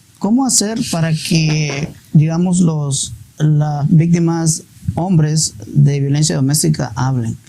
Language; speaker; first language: Spanish; native; Spanish